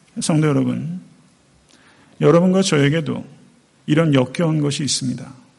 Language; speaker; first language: Korean; native; Korean